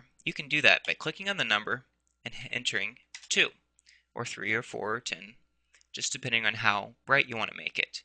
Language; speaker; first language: English; native; English